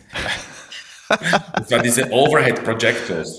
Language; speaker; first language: German; non-native, fluent; Slovak